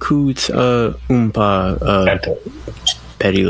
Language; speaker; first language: French; non-native, learner; English